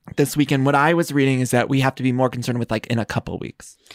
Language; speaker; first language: English; native; English